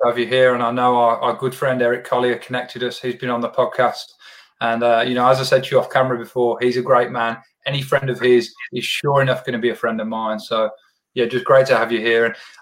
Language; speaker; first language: English; native; English